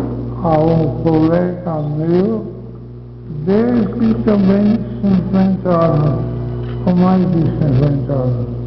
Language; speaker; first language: Portuguese; non-native, fluent; Dutch